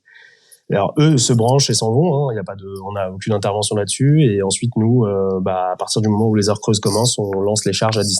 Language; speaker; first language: French; native; French